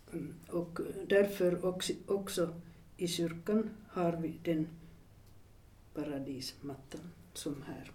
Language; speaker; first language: Swedish; non-native, fluent; Finnish